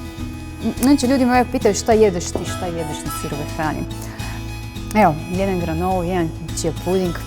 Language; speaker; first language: Croatian; native; Croatian